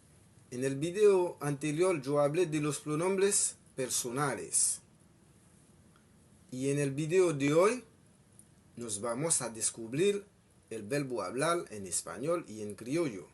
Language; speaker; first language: Spanish; non-native, fluent; Haitian Creole